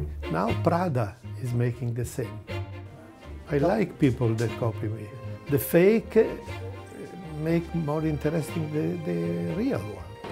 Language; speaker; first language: English; non-native, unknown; Italian